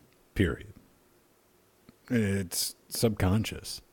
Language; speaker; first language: English; native; English